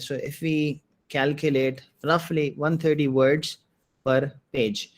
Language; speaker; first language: English; non-native, local second language; Urdu